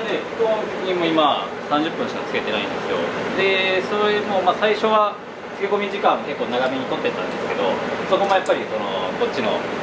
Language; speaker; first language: Japanese; native; Japanese